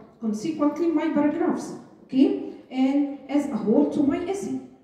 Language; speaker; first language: English; non-native, fluent; Arabic